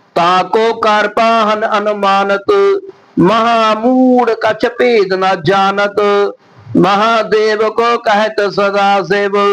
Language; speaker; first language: Hindi; non-native, local second language; Punjabi